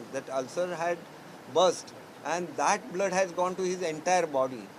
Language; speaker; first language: English; non-native, local second language; Marathi